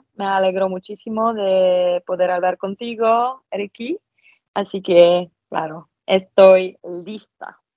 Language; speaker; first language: Spanish; non-native, fluent; Polish